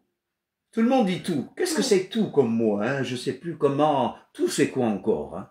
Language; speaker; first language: French; non-native, fluent; Kabuverdianu